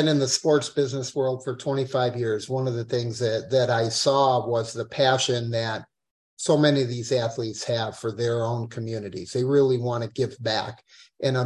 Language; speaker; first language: English; native; English